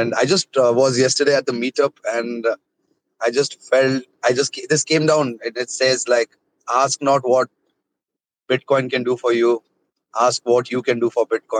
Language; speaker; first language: English; non-native, local second language; Hindi